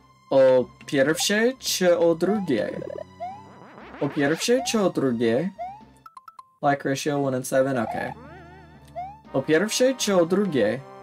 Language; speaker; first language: Polish; non-native, learner; English